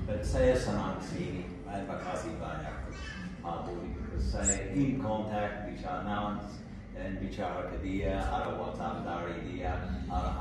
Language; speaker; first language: Indonesian; non-native, learner; English